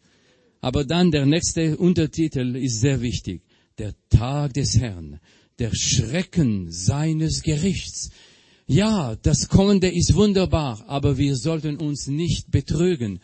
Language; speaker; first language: German; non-native, fluent; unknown